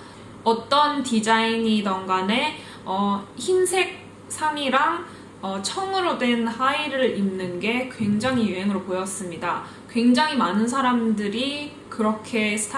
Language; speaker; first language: Korean; early bilingual, heritage; Korean